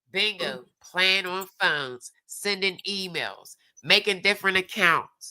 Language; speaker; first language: English; native; English